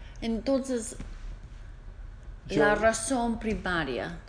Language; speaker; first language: Spanish; non-native, learner; English